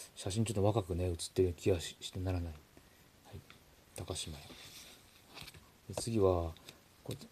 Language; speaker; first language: Japanese; native; Japanese